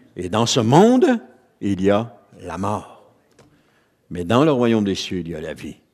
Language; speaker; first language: French; native; French